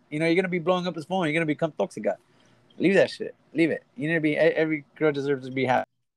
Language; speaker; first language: English; early bilingual, other home language; Spanish